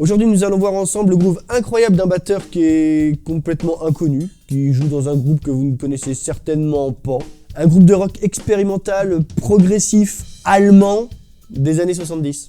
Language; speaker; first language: French; native; French